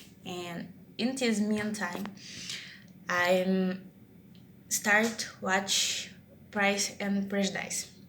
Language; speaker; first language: English; non-native, learner; Portuguese